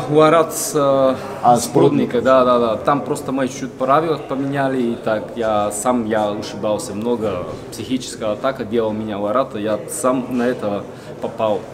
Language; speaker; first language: Russian; non-native, learner; Bulgarian